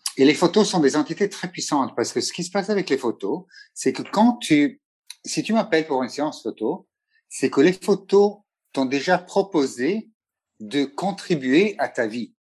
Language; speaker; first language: French; non-native, fluent; Italian